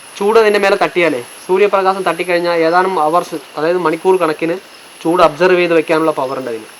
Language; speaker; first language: Malayalam; non-native, local second language; Tamil